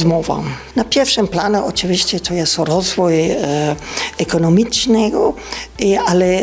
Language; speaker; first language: Polish; non-native, learner; German